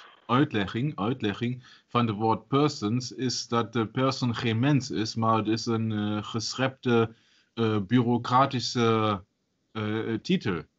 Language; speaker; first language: Dutch; non-native, learner; German